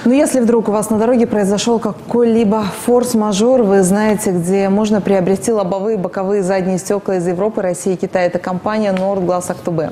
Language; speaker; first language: Russian; native; Russian